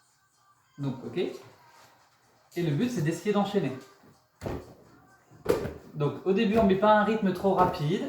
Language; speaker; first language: French; native; French